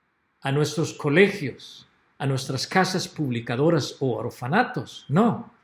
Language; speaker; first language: Spanish; native; Spanish